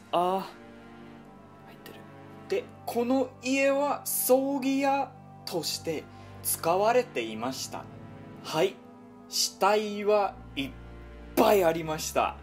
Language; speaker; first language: Japanese; non-native, fluent; English